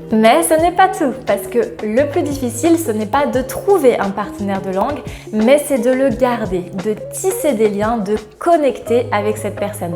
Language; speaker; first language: French; native; French